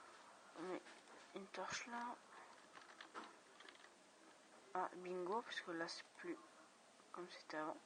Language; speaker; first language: French; native; French